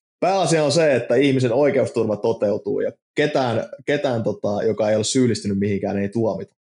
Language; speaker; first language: Finnish; native; Finnish